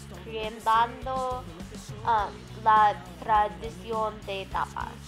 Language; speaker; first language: Spanish; non-native, learner; English